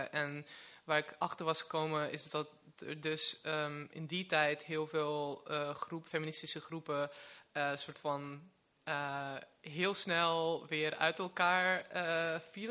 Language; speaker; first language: Dutch; non-native, fluent; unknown